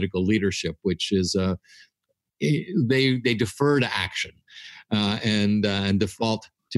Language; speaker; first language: English; native; English